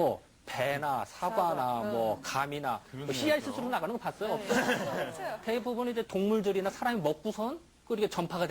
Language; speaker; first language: Korean; native; Korean